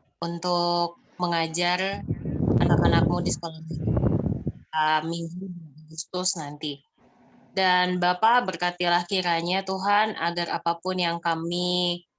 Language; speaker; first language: Indonesian; native; Indonesian